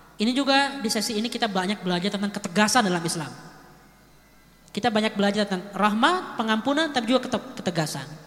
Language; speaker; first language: Indonesian; native; Indonesian